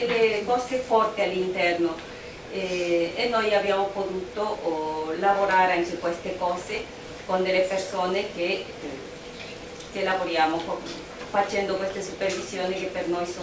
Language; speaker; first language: Italian; non-native, fluent; Spanish